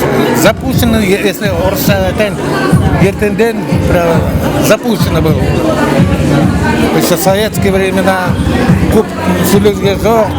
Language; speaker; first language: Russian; native; Russian